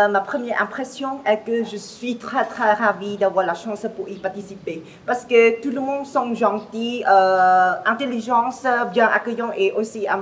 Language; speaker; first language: French; non-native, learner; Khmer